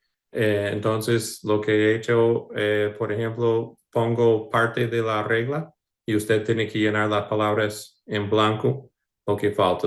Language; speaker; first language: Spanish; non-native, fluent; English